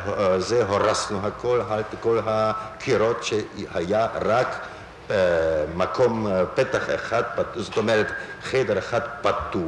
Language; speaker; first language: Hebrew; non-native, fluent; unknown